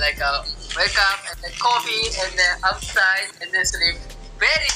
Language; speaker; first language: English; non-native, learner; Japanese